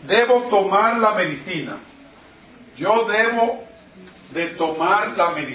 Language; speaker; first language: Spanish; non-native, fluent; English